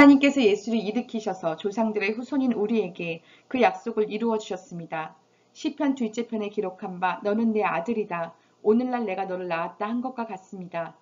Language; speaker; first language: Korean; native; Korean